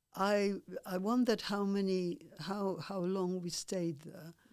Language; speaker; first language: English; non-native, fluent; Polish